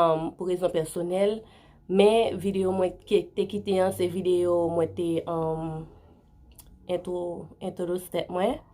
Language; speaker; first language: French; non-native, learner; Haitian Creole